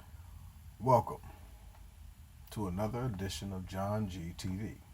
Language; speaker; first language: English; native; English